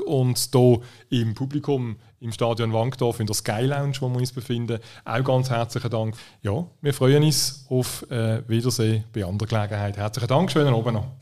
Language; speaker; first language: German; native; German